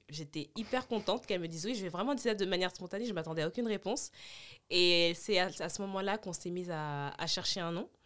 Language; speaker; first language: French; native; French